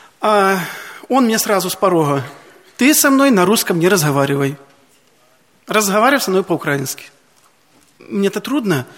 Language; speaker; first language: Russian; native; Russian